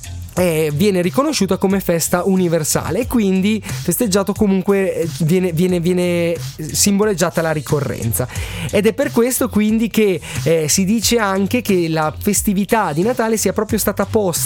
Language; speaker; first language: Italian; native; Italian